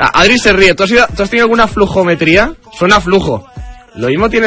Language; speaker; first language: Spanish; native; Spanish